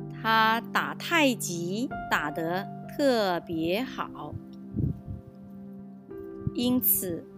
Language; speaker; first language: Chinese; early bilingual, heritage; English